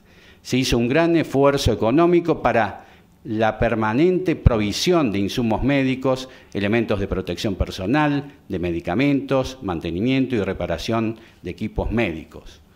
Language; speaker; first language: Spanish; native; Spanish